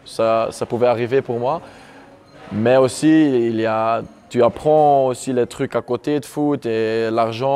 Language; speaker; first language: French; non-native, local second language; Dutch